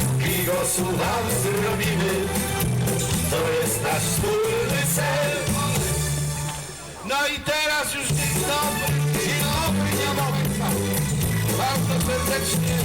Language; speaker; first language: Polish; native; Polish